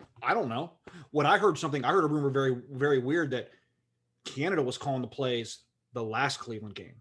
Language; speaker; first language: English; native; English